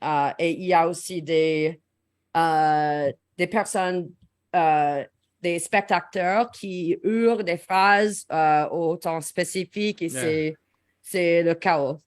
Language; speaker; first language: French; non-native, learner; English